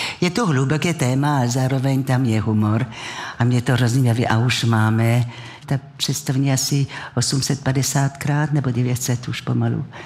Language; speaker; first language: Czech; non-native, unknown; French